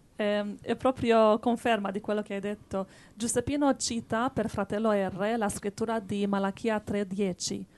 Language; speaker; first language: Italian; native; Italian